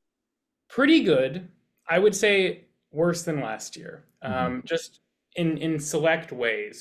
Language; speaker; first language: English; native; English